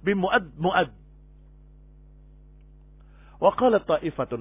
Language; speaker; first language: Arabic; non-native, fluent; Indonesian